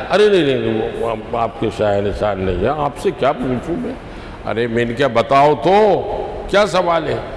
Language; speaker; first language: Urdu; native; Urdu